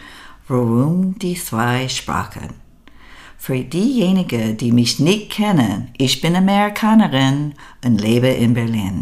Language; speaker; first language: German; non-native, learner; English